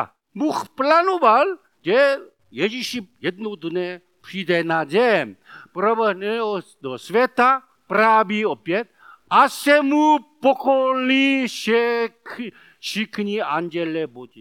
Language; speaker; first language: Czech; non-native, learner; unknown